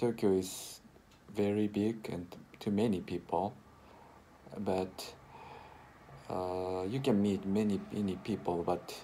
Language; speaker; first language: English; non-native, learner; Japanese